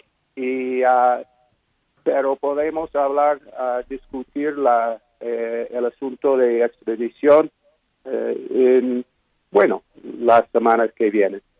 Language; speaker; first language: Spanish; non-native, fluent; English